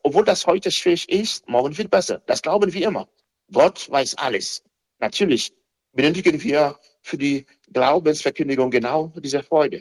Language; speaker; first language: German; non-native, fluent; Haitian Creole